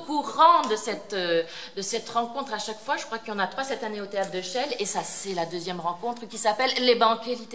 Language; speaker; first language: French; native; French